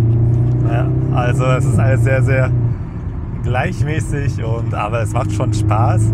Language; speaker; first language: German; native; German